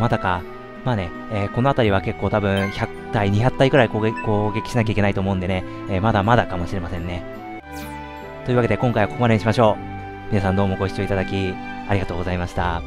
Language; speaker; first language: Japanese; native; Japanese